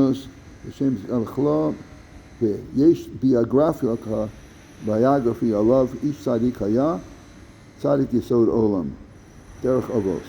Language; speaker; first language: Hebrew; non-native, fluent; English